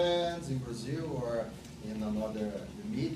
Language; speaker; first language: English; non-native, learner; Portuguese